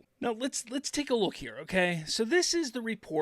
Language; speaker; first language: English; native; English